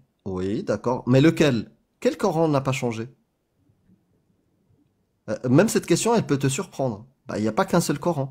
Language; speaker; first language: French; native; French